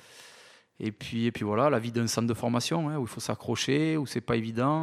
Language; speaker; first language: French; native; French